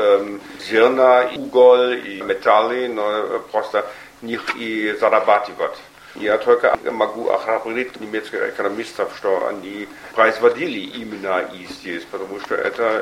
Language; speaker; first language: Russian; non-native, fluent; German